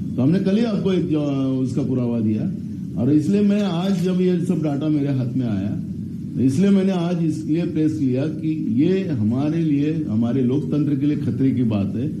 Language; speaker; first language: Hindi; non-native, local second language; Marathi